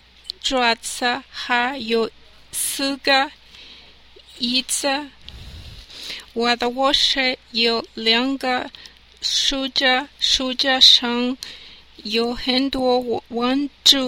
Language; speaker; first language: Chinese; non-native, learner; English